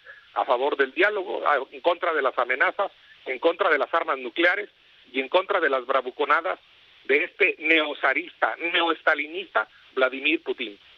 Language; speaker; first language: Spanish; native; Spanish